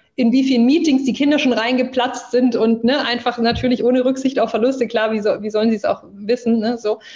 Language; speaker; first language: German; early bilingual, other home language; English